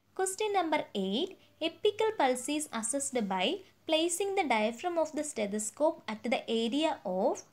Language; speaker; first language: English; non-native, local second language; Malayalam